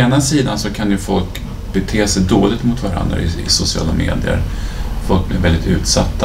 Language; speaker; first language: Swedish; native; Swedish